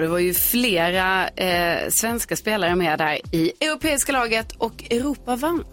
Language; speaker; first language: Swedish; native; Swedish